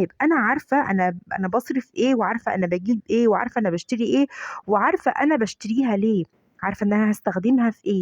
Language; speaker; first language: Arabic; native; Arabic